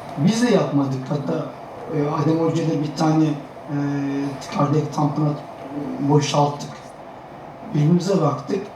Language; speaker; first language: Turkish; native; Turkish